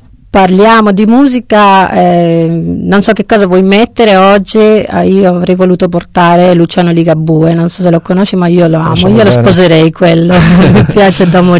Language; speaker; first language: Italian; non-native, fluent; Spanish